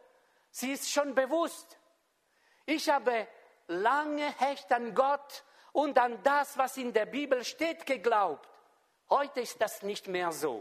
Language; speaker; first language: German; non-native, fluent; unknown